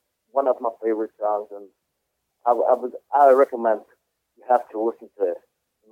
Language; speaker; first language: English; non-native, fluent; Swiss German